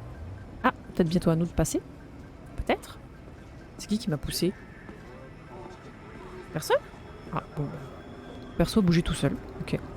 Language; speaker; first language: French; native; French